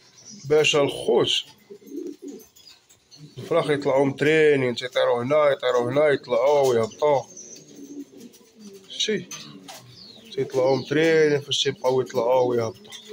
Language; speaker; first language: Arabic; native; Arabic